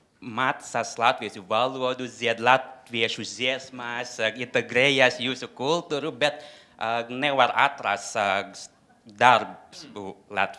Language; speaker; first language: Latvian; non-native, learner; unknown